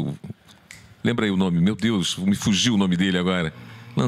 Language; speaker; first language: Portuguese; native; Portuguese